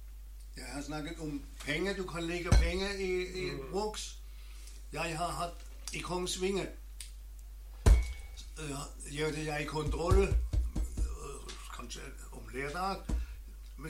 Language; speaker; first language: Norwegian; non-native, learner; German